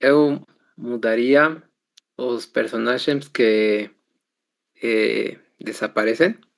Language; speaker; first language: Portuguese; non-native, learner; Spanish